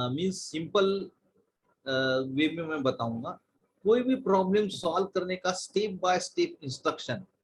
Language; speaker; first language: Hindi; non-native, local second language; Marathi